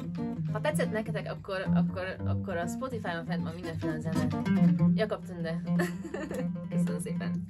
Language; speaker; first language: Hungarian; early bilingual, heritage; Hungarian